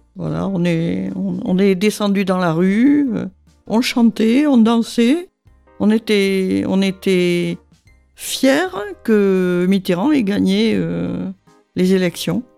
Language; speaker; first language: French; native; French